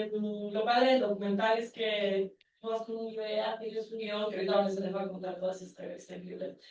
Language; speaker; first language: Spanish; native; Spanish